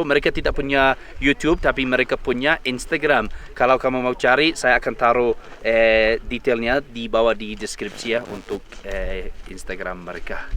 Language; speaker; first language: Indonesian; non-native, learner; English